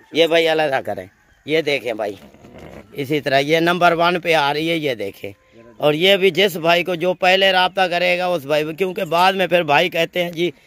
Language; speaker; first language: Urdu; non-native, local second language; Punjabi